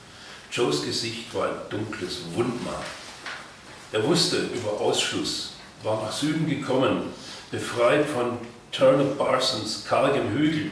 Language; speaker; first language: German; native; German